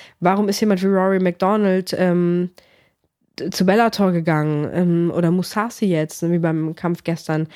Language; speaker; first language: German; early bilingual, other home language; Greek